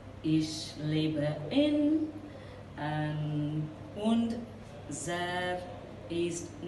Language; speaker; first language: German; non-native, learner; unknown